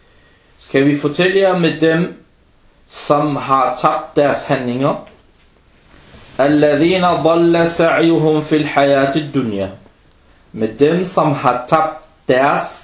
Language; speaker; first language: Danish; early bilingual, other home language; Arabic